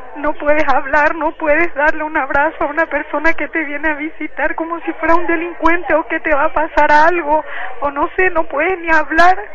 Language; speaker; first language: Spanish; native; Spanish